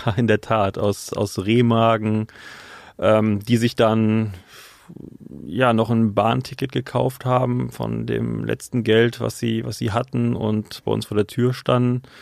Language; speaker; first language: German; native; German